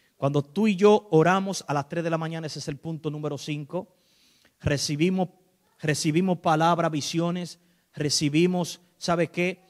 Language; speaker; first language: Spanish; native; Spanish